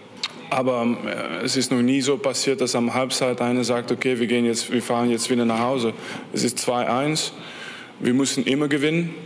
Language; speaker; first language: German; non-native, fluent; French